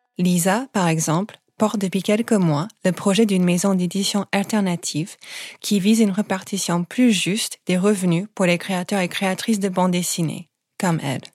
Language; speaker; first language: French; non-native, fluent; English